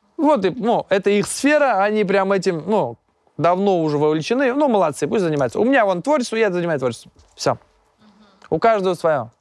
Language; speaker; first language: Russian; non-native, local second language; Tatar